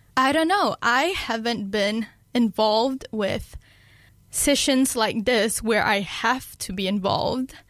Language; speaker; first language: English; non-native, local second language; Malay